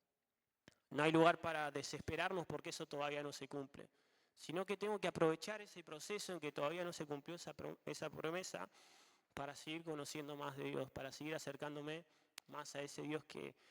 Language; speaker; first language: Spanish; native; Spanish